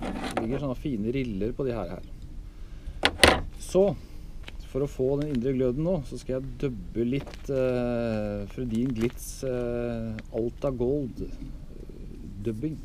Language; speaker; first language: Norwegian; native; Norwegian